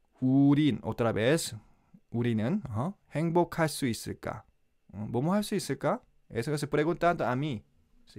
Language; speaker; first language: Spanish; non-native, learner; Korean